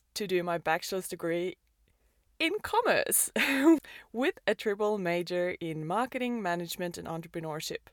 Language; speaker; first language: English; non-native, fluent; Norwegian